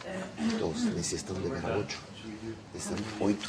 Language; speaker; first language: Spanish; non-native, fluent; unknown